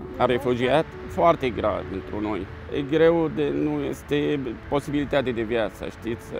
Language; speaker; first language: Romanian; non-native, learner; Arabic